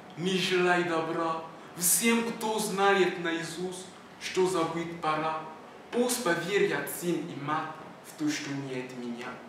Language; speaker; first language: Russian; non-native, learner; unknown